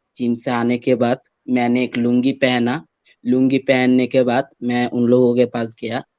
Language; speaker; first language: Hindi; non-native, fluent; Bangla